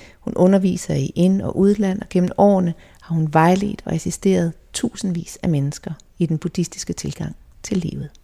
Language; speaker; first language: Danish; native; Danish